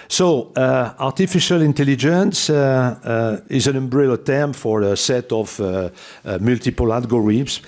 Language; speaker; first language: English; non-native, fluent; French